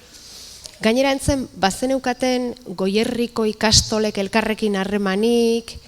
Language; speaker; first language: Basque; native; Basque